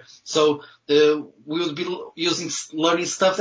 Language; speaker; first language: English; non-native, fluent; Portuguese